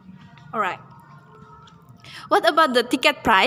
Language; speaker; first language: English; non-native, learner; Indonesian